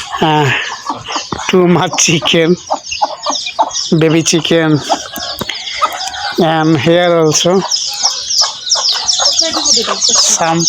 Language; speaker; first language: English; non-native, learner; Bangla